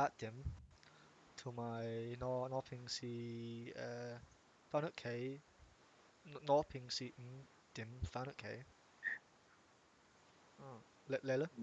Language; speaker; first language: Chinese; non-native, learner; English